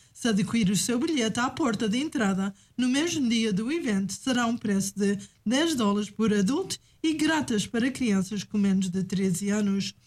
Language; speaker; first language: Portuguese; native; Portuguese